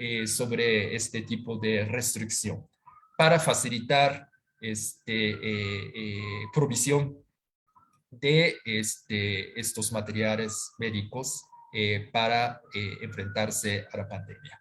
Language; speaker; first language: Spanish; non-native, fluent; Japanese